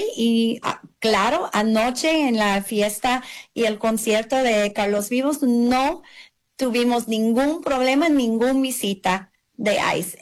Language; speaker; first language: Spanish; early bilingual, heritage; English